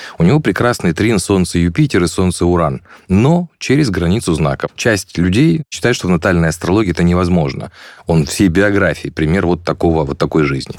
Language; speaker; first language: Russian; native; Russian